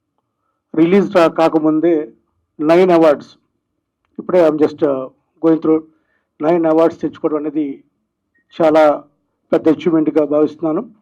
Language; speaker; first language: Telugu; native; Telugu